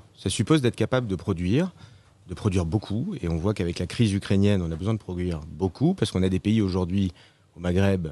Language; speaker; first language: French; native; French